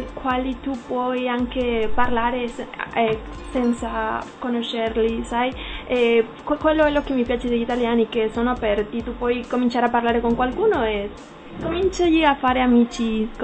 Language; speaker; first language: Italian; non-native, learner; Spanish